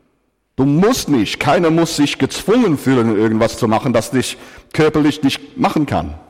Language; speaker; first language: German; non-native, fluent; English